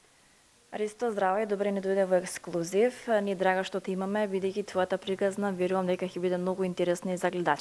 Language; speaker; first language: Macedonian; native; Macedonian